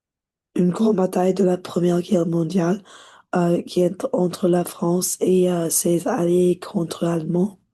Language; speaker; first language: French; non-native, learner; English